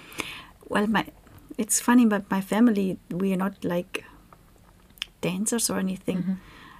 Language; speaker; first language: English; non-native, fluent; German